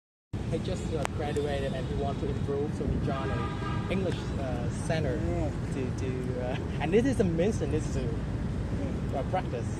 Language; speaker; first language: English; non-native, fluent; Vietnamese